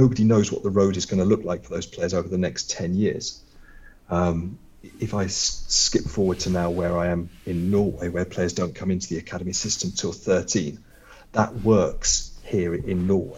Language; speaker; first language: English; native; English